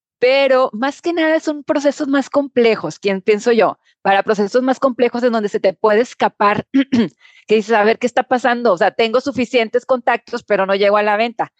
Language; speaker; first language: Spanish; native; Spanish